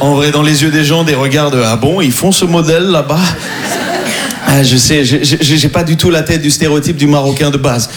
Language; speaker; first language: French; native; French